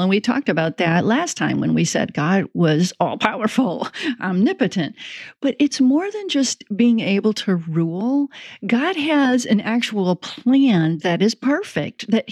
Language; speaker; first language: English; native; English